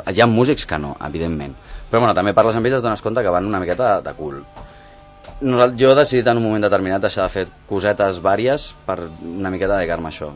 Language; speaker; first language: Catalan; non-native, local second language; Spanish